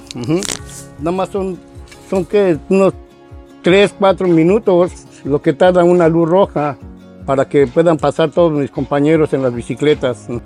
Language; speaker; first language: Spanish; native; Spanish